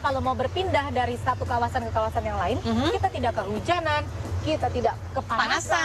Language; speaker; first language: Indonesian; native; Indonesian